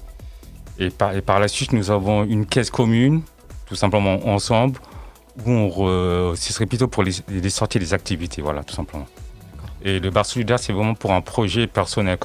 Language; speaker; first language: French; native; French